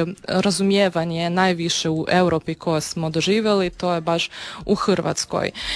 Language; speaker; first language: Croatian; non-native, fluent; Ukrainian